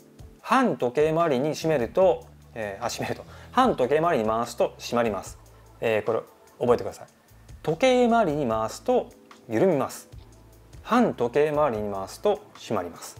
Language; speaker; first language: Japanese; native; Japanese